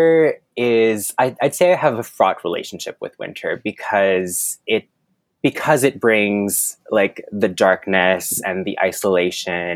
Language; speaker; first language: English; non-native, fluent; French